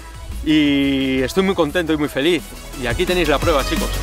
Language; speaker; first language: Spanish; native; Spanish